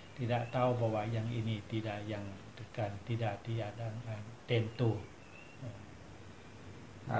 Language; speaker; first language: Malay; non-native, learner; Thai